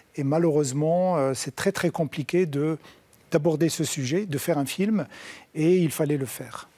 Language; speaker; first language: French; non-native, local second language; Arabic